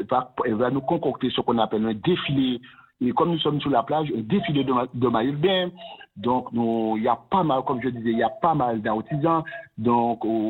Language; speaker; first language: French; native; French